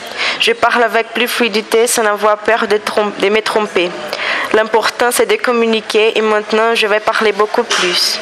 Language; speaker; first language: French; non-native, learner; Portuguese